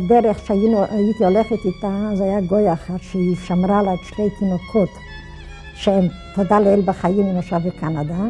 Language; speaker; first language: Hebrew; non-native, fluent; Polish